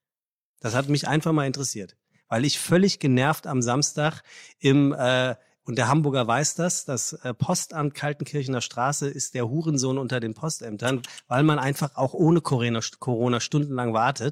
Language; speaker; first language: German; native; German